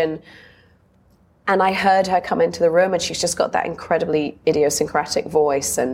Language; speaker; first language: English; native; English